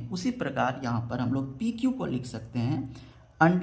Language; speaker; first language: Hindi; native; Hindi